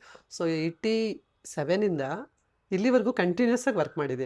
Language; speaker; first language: Kannada; native; Kannada